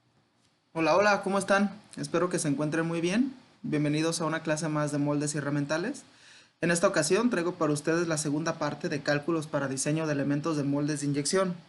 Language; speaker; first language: Spanish; native; Spanish